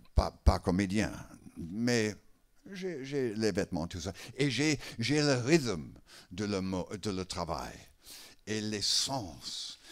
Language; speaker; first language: French; non-native, learner; English